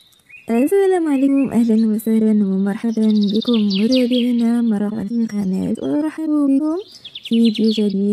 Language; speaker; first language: Arabic; native; Arabic